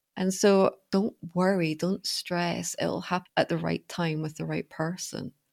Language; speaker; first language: English; native; English